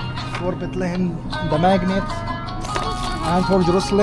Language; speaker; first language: English; non-native, learner; Arabic